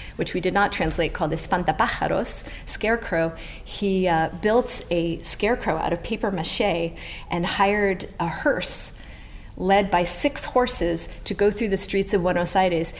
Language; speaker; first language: English; native; English